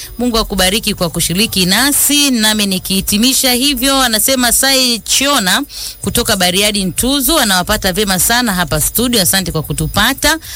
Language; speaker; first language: Swahili; native; Swahili